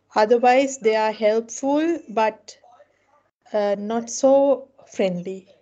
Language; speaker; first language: English; non-native, local second language; Sinhala